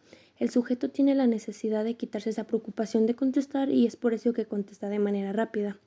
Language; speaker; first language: Spanish; native; Spanish